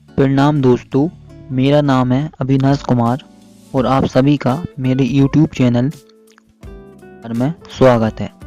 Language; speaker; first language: Hindi; native; Hindi